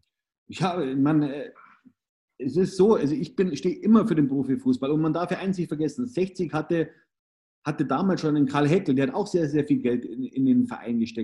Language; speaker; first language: German; native; German